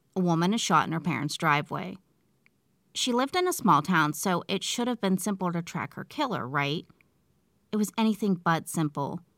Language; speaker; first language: English; native; English